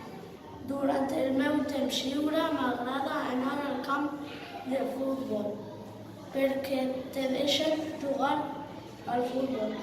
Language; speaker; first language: Catalan; early bilingual, other home language; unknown